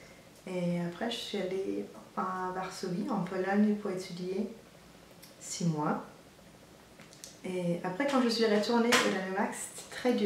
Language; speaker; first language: French; non-native, fluent; Danish